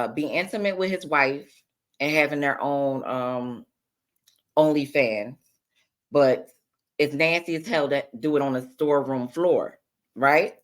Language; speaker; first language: English; native; English